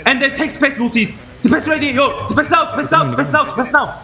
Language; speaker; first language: English; non-native, learner; Korean